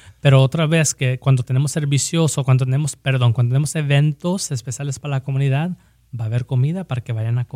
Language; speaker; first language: Spanish; early bilingual, heritage; Spanish